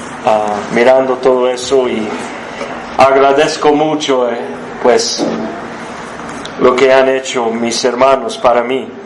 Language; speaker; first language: Spanish; non-native, fluent; English